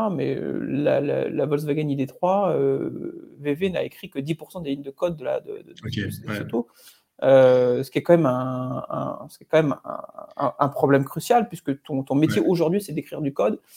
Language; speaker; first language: French; native; French